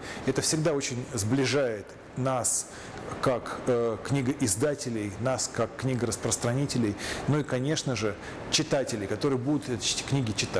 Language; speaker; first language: Russian; native; Russian